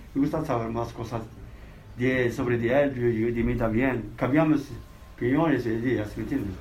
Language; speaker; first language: Spanish; non-native, learner; Arabic